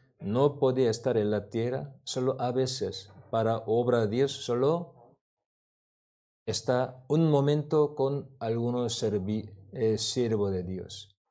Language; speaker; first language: Spanish; non-native, learner; Korean